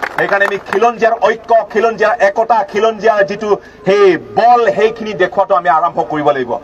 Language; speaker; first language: Assamese; non-native, local second language; Karbi